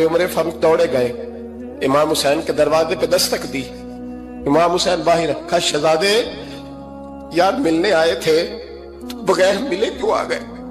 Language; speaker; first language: Urdu; native; Urdu